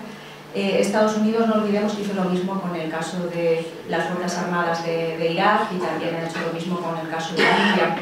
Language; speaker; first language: Spanish; native; Spanish